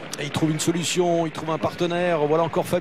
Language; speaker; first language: French; native; French